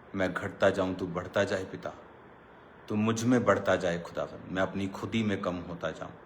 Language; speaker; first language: Hindi; non-native, local second language; Punjabi